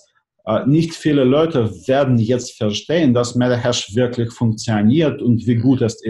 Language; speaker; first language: German; non-native, fluent; Russian